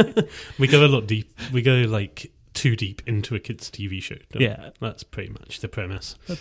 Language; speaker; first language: English; native; English